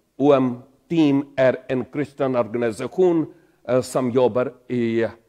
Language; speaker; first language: Swedish; non-native, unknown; Pahari-Potwari